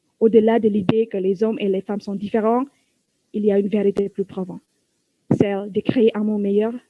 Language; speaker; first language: French; non-native, fluent; Indonesian